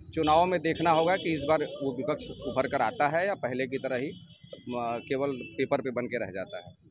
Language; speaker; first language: Hindi; native; Hindi